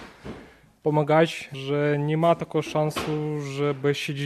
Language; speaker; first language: Polish; non-native, learner; Ukrainian